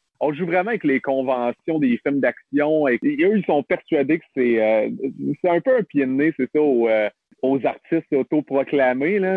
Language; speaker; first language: French; native; French